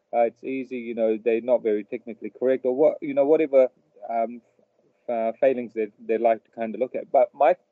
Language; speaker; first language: English; early bilingual, other home language; Telugu